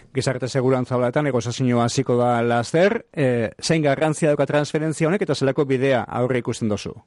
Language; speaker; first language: Basque; native; Basque